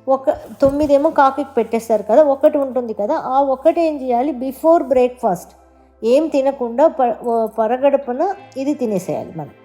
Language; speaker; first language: Telugu; non-native, local second language; Tamil